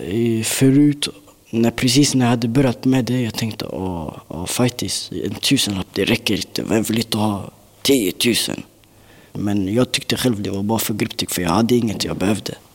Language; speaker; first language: Swedish; early bilingual, other home language; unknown